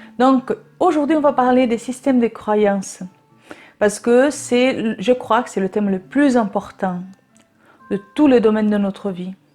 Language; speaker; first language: French; non-native, fluent; Portuguese